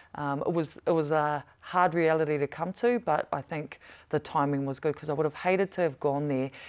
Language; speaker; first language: English; native; English